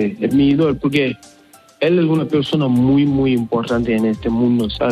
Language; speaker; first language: Spanish; non-native, learner; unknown